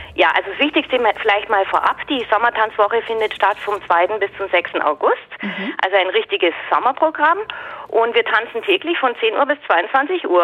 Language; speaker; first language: German; native; German